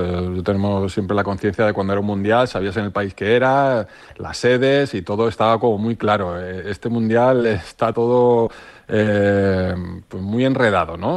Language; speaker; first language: Spanish; native; Spanish